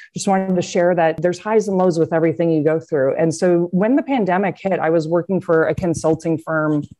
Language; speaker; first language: English; native; English